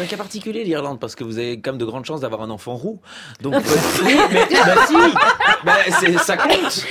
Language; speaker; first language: French; native; French